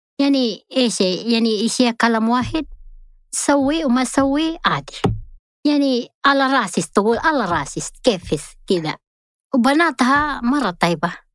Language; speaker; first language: Arabic; non-native, learner; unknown